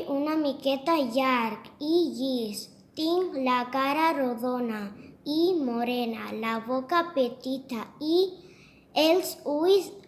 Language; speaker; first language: Catalan; early bilingual, other home language; Bangla